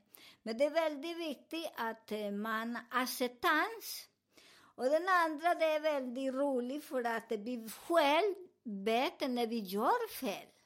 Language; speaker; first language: Swedish; non-native, learner; Spanish